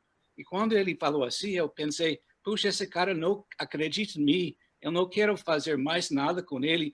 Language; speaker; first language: Portuguese; non-native, fluent; English